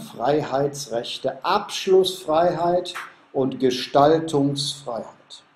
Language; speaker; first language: German; native; German